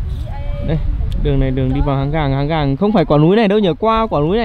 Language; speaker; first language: Vietnamese; native; Vietnamese